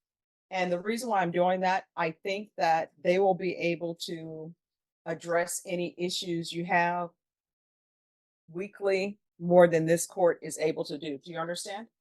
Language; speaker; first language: English; native; English